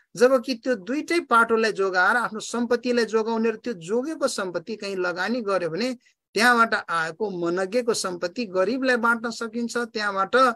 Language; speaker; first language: Nepali; non-native, local second language; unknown